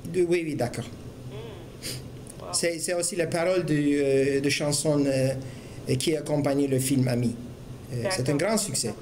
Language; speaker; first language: French; non-native, fluent; Turkish